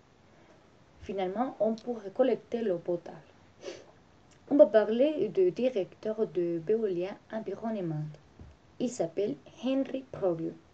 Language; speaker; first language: French; non-native, learner; Spanish